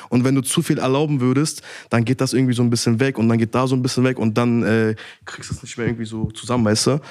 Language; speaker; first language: German; early bilingual, other home language; Turkish